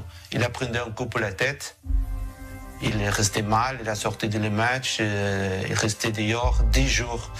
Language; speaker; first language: French; non-native, fluent; Portuguese